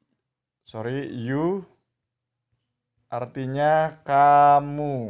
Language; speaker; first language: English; non-native, fluent; Indonesian